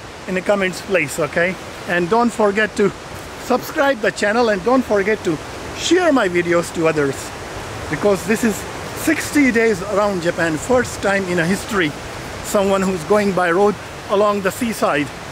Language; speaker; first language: English; non-native, local second language; Urdu